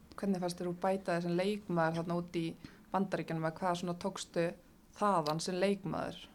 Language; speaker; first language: Icelandic; native; Icelandic